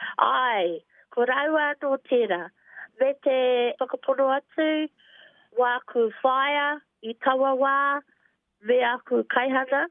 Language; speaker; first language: Māori; non-native, local second language; English